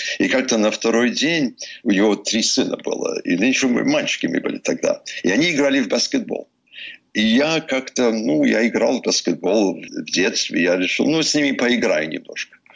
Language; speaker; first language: Russian; non-native, fluent; English